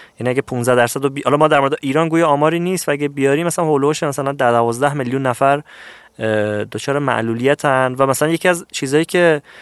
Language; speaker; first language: Persian; native; Persian